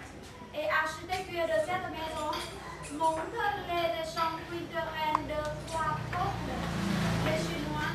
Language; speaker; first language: French; non-native, learner; Vietnamese